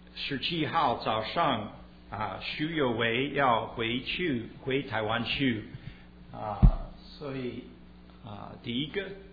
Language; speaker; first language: Chinese; early bilingual, heritage; Chinese